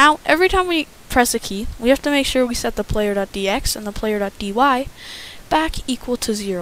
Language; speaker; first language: English; native; English